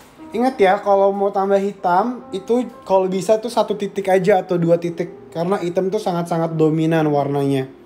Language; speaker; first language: Indonesian; early bilingual, heritage; Indonesian